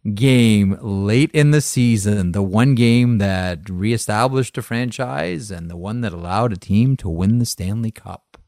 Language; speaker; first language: English; native; English